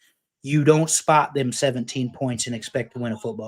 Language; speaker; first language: English; native; English